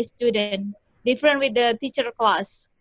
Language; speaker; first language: English; non-native, learner; Indonesian